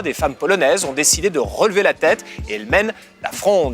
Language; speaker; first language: French; native; French